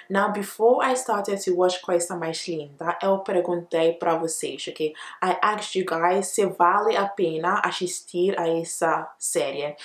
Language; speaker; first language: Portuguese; non-native, learner; Akan